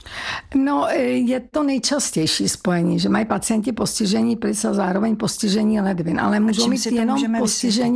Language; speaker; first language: Czech; native; Czech